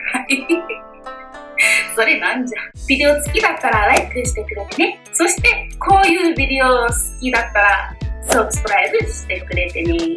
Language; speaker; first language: Japanese; non-native, learner; English